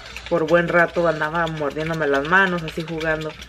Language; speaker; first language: Spanish; early bilingual, heritage; Spanish